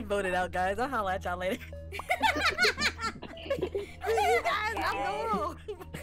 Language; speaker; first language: English; native; English